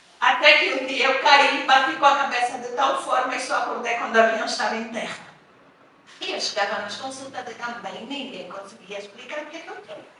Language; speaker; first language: Portuguese; native; Portuguese